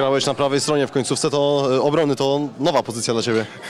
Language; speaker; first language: Polish; native; Polish